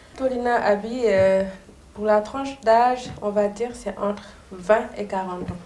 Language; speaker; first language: French; non-native, local second language; Soninke